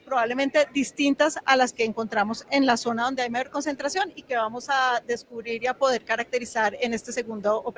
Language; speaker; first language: Spanish; native; Spanish